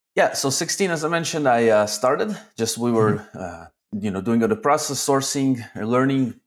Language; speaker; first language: English; early bilingual, other home language; Russian